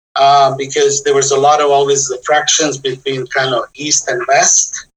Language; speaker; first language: English; non-native, fluent; Bosnian